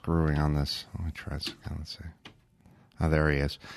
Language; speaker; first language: English; native; English